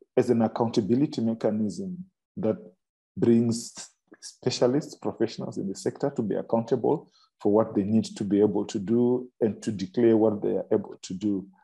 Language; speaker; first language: English; non-native, local second language; Shona